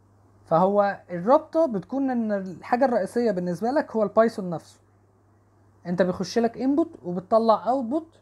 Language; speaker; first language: Arabic; native; Arabic